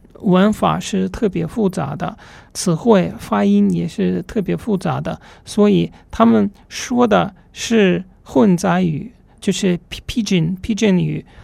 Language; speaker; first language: Chinese; non-native, fluent; Russian